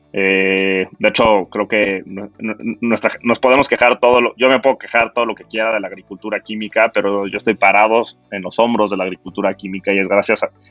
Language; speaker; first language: Spanish; native; Spanish